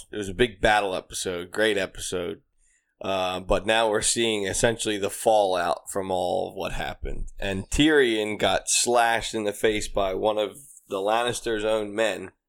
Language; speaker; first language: English; native; English